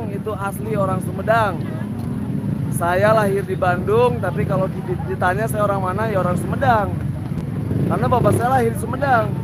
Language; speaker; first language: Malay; non-native, local second language; Sundanese